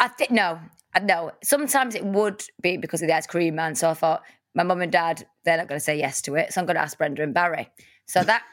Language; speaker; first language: English; native; English